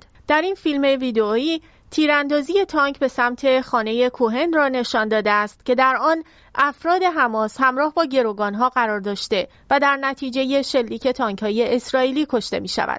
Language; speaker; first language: Persian; native; Persian